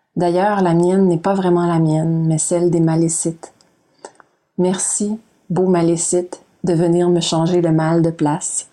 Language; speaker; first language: French; native; French